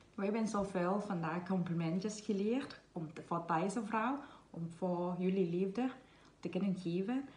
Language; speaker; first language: Dutch; non-native, learner; Thai